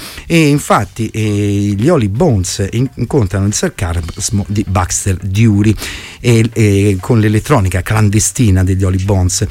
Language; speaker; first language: Italian; native; Italian